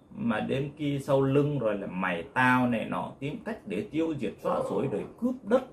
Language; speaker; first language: Vietnamese; non-native, local second language; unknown